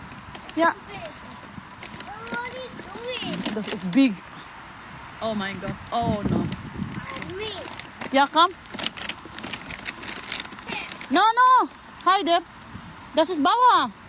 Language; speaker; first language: German; non-native, learner; Filipino